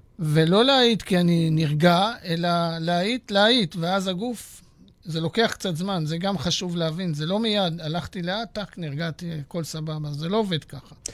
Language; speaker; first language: Hebrew; native; Hebrew